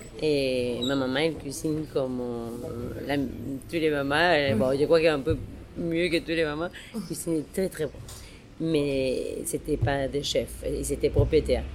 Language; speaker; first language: French; non-native, fluent; Spanish